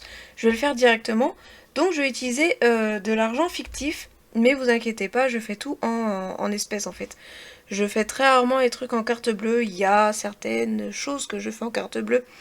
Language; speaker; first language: French; native; French